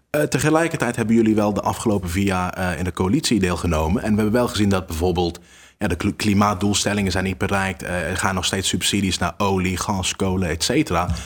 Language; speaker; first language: Dutch; non-native, fluent; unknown